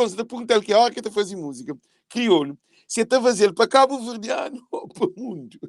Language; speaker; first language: Portuguese; non-native, local second language; Kabuverdianu